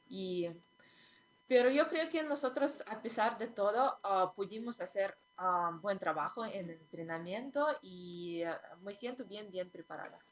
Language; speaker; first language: Spanish; non-native, fluent; Russian